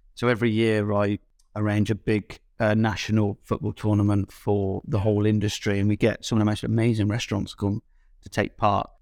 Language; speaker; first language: English; native; English